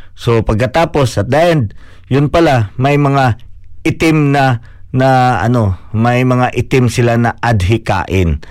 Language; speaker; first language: Filipino; non-native, local second language; Cebuano